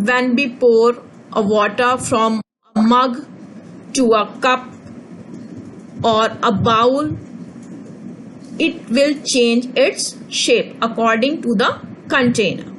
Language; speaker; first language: English; non-native, local second language; Hindi